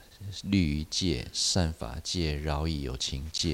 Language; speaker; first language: Chinese; native; Chinese